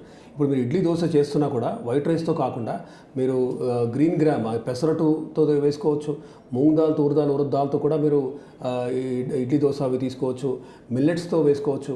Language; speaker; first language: Telugu; native; Telugu